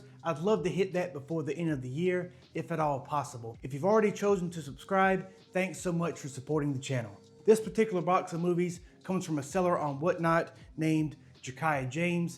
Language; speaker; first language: English; native; English